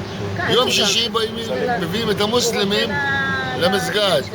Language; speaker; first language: Hebrew; non-native, local second language; Arabic